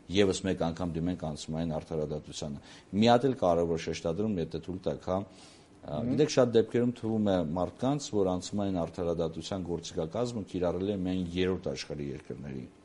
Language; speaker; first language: Armenian; native; Armenian